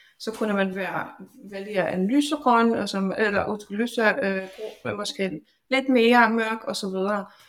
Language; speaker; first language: Danish; non-native, fluent; Polish